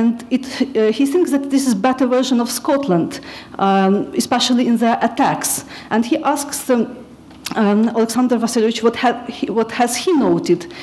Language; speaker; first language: English; non-native, fluent; Ukrainian